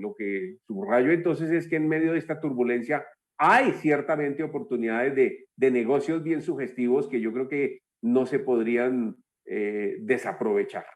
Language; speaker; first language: Spanish; native; Spanish